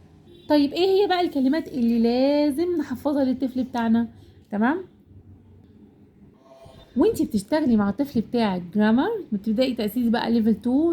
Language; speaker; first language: Arabic; native; Arabic